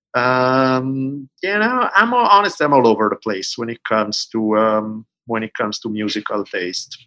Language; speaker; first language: English; non-native, fluent; Italian